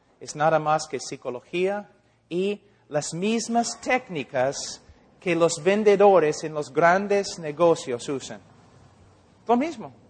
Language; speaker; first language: Spanish; non-native, fluent; English